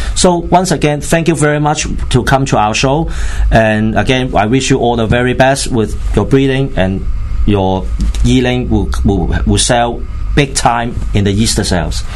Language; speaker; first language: English; non-native, local second language; Cantonese